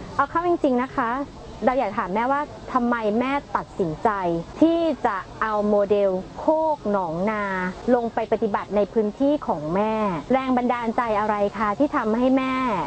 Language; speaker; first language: Thai; native; Thai